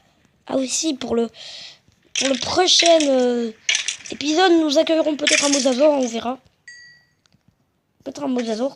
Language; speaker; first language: French; native; French